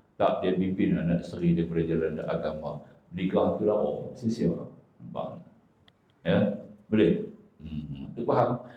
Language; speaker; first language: Malay; native; Malay